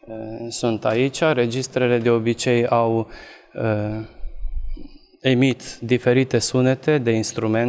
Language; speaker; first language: Romanian; non-native, local second language; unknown